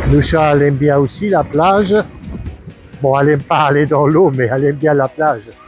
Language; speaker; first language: French; non-native, fluent; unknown